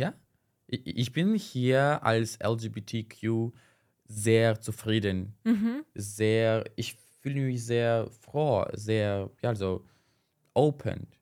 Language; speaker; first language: German; non-native, fluent; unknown